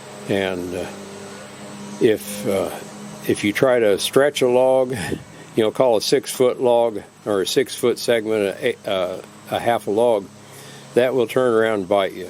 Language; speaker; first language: English; native; English